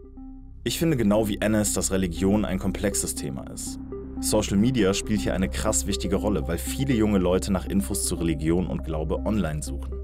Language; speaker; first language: German; native; German